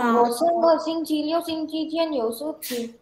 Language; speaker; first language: Chinese; non-native, learner; Indonesian